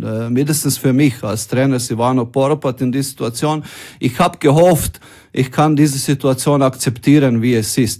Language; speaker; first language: German; non-native, fluent; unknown